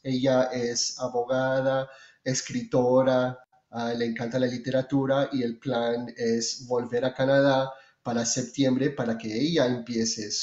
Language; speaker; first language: Spanish; non-native, fluent; French